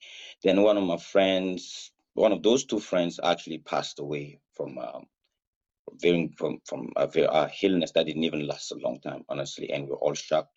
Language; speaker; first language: English; non-native, fluent; Mossi